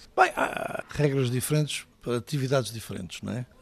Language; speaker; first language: Portuguese; native; Portuguese